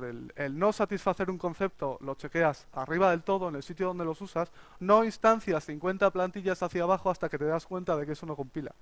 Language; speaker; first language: Spanish; native; Spanish